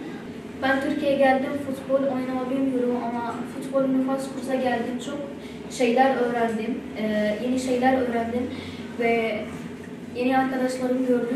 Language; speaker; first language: Turkish; non-native, learner; Arabic